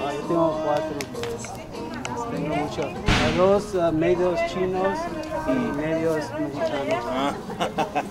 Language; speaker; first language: Spanish; early bilingual, heritage; Spanish